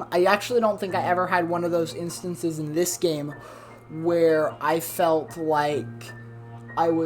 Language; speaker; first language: English; native; English